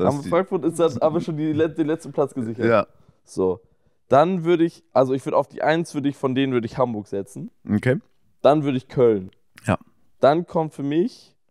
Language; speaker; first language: German; native; German